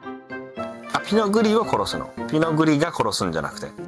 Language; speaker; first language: Japanese; native; Japanese